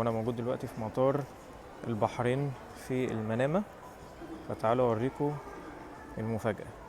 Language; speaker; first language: Arabic; native; Arabic